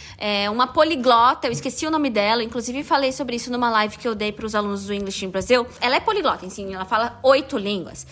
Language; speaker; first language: Portuguese; native; Portuguese